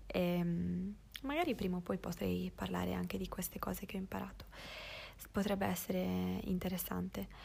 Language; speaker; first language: Italian; native; Italian